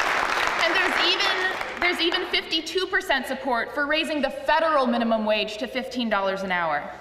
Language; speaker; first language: English; native; English